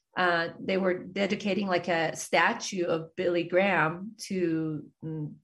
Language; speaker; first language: English; early bilingual, other home language; Persian